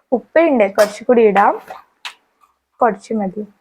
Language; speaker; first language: Malayalam; non-native, fluent; Hindi